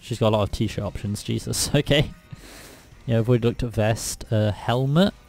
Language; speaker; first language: English; native; English